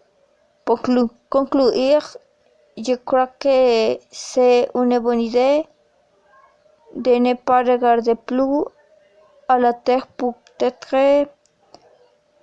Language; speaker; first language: French; non-native, learner; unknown